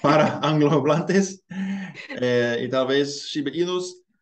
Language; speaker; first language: Spanish; non-native, learner; English